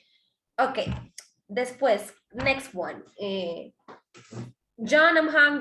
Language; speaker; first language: English; non-native, fluent; Spanish